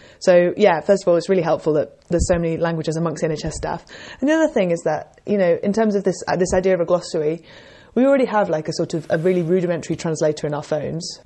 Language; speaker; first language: English; native; English